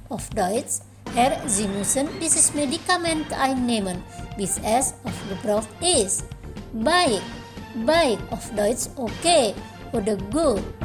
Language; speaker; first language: German; non-native, fluent; Indonesian